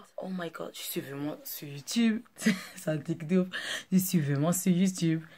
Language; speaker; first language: French; non-native, local second language; Portuguese